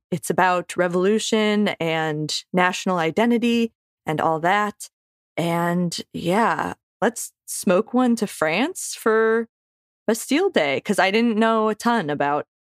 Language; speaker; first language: English; native; English